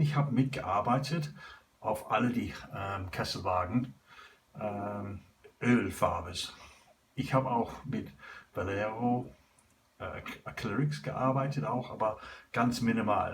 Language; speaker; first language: German; non-native, learner; English